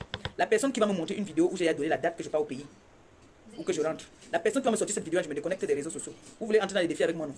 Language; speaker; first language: French; native; French